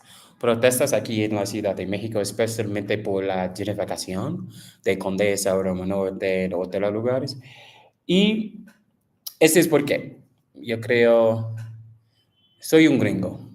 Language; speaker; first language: Spanish; non-native, learner; English